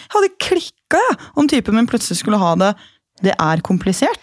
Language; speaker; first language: Norwegian; native; Norwegian